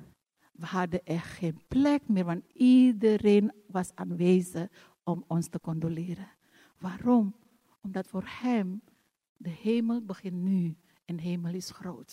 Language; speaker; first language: Dutch; non-native, fluent; Indonesian